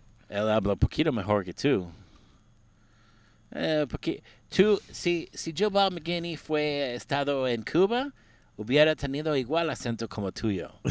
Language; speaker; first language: Spanish; non-native, learner; English